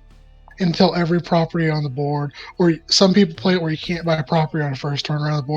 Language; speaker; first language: English; native; English